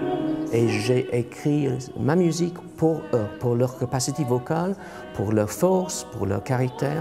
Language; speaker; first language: French; non-native, fluent; English